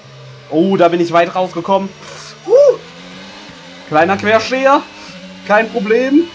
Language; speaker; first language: German; native; German